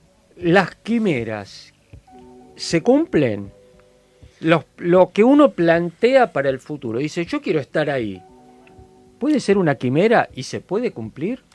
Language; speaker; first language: Spanish; native; Spanish